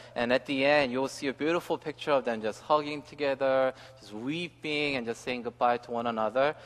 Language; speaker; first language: English; early bilingual, other home language; Korean